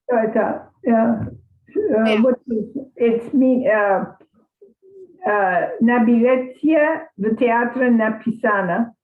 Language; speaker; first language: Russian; non-native, learner; English